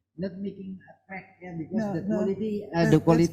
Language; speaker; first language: English; non-native, learner; Indonesian